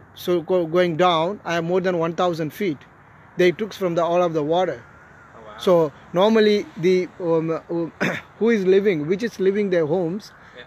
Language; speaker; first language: English; non-native, local second language; Tamil